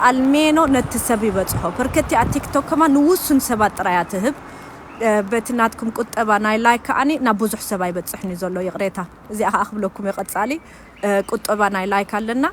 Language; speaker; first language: Tigrinya; early bilingual, heritage; German